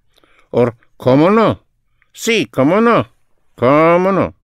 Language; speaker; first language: Spanish; non-native, fluent; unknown